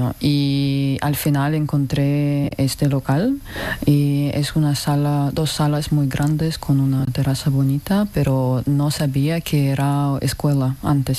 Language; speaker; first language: Spanish; non-native, learner; Russian